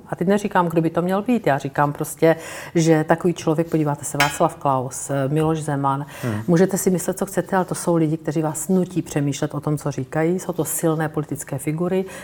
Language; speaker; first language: Czech; native; Czech